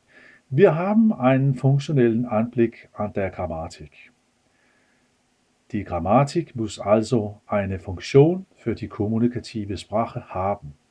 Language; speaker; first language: German; non-native, fluent; Danish